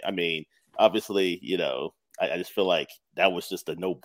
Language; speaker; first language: English; native; English